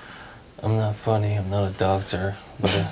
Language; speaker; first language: English; native; English